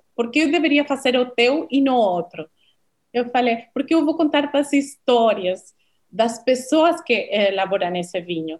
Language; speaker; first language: Portuguese; non-native, fluent; Spanish